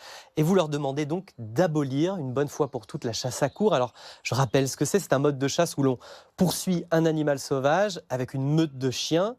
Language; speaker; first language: French; native; French